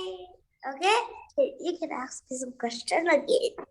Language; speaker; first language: English; non-native, learner; Vietnamese